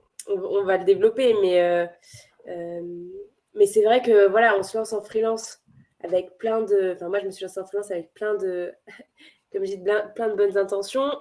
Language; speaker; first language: French; native; French